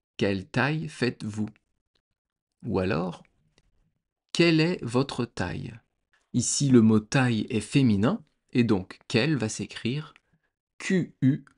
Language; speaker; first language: French; native; French